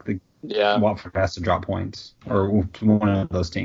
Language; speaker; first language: English; native; English